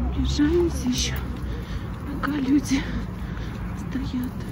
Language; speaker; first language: Russian; native; Russian